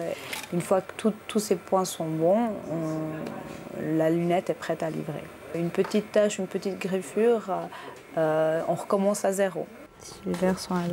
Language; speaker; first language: French; native; French